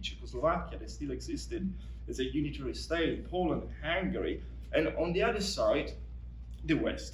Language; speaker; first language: English; non-native, fluent; Italian